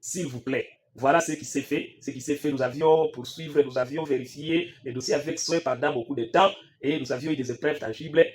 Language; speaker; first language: French; non-native, local second language; Swahili